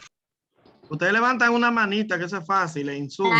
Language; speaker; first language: Spanish; native; Spanish